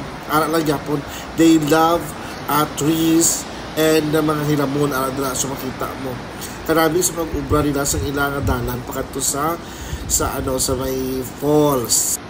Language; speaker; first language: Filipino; non-native, local second language; Hiligaynon